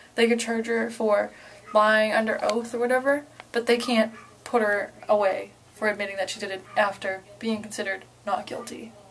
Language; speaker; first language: English; native; English